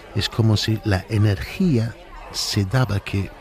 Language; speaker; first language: Spanish; non-native, fluent; English